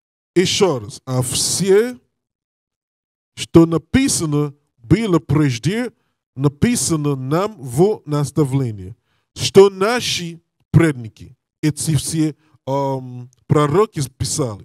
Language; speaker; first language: Russian; non-native, learner; English